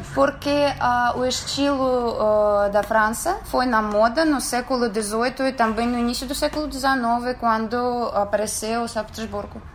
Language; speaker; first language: Portuguese; non-native, fluent; Russian